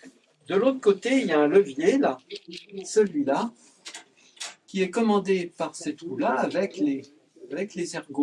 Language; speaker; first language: French; native; French